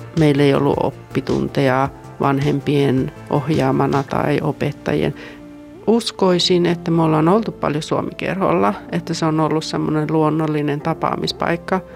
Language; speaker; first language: Finnish; early bilingual, heritage; Finnish